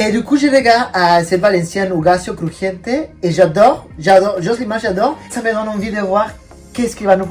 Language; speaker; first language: French; non-native, fluent; Spanish